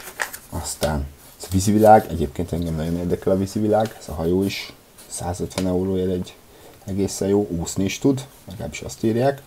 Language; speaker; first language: Hungarian; native; Hungarian